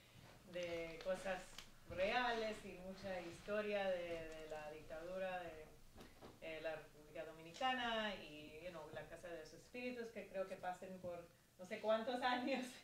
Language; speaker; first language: Spanish; early bilingual, heritage; Spanish